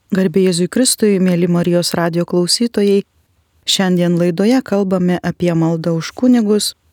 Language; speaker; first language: Lithuanian; native; Lithuanian